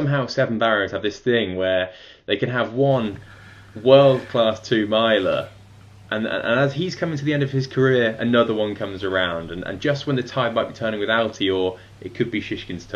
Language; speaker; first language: English; native; English